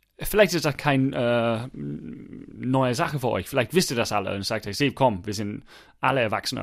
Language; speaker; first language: German; non-native, fluent; English